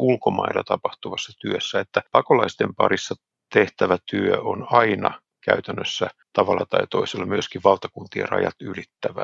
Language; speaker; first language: Finnish; native; Finnish